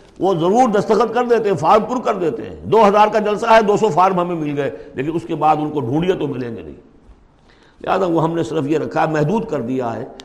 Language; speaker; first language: Urdu; native; Urdu